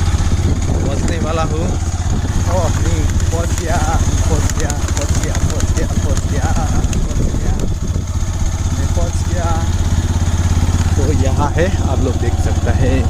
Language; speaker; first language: Hindi; non-native, local second language; Karbi